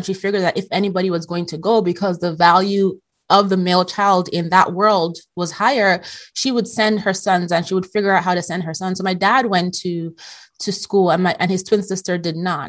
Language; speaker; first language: English; non-native, local second language; Yoruba